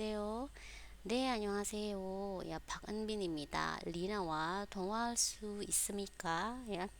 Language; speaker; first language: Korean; non-native, fluent; Indonesian